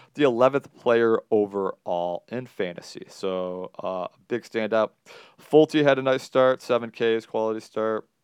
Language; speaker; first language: English; native; English